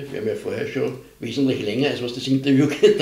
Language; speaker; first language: German; native; German